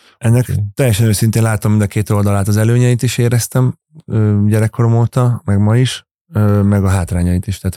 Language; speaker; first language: Hungarian; native; Hungarian